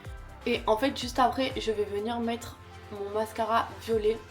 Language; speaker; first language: French; native; French